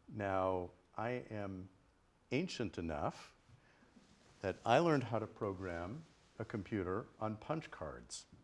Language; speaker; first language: English; native; English